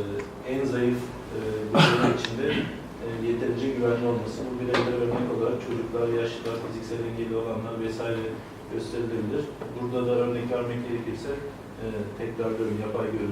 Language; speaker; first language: Turkish; native; Turkish